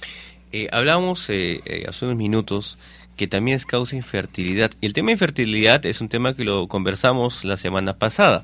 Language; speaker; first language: Spanish; native; Spanish